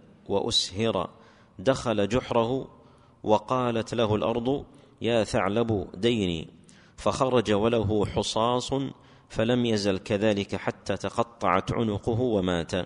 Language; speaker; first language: Arabic; native; Arabic